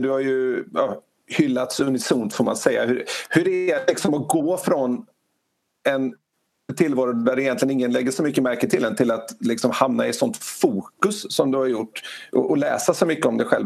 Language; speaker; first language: Swedish; native; Swedish